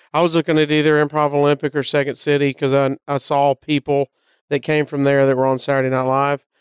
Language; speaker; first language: English; native; English